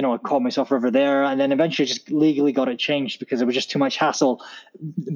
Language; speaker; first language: English; native; English